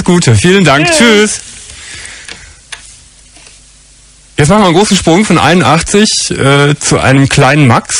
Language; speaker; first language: German; native; German